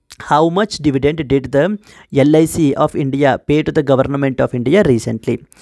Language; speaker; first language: English; non-native, local second language; Telugu